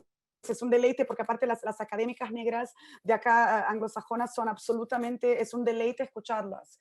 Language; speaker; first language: Spanish; native; Spanish